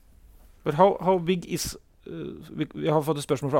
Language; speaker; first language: Norwegian; native; Norwegian